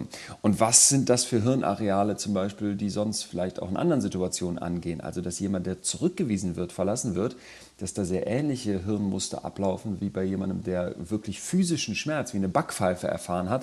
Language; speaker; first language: German; native; German